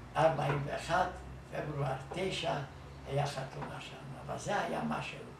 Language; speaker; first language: Hebrew; non-native, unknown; Hungarian